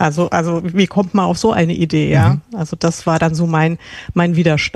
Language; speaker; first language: German; native; German